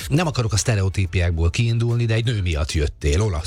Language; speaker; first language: Hungarian; native; Hungarian